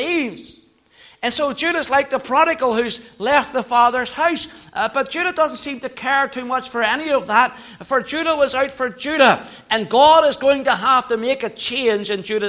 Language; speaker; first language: English; native; English